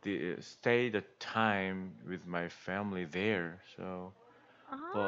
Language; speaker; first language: English; non-native, learner; Korean